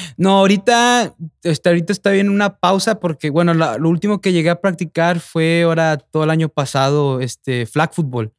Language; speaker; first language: Spanish; native; Spanish